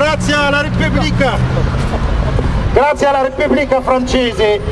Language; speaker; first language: Italian; non-native, fluent; Arabic